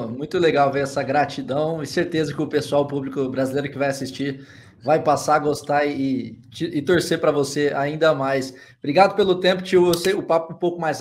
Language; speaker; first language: Portuguese; native; Portuguese